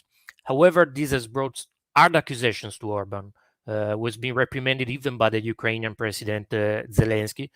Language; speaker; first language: English; non-native, fluent; Italian